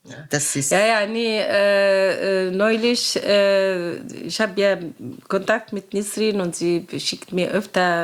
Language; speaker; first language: German; non-native, fluent; Arabic